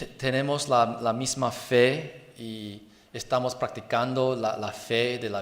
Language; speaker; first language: Spanish; non-native, fluent; Chinese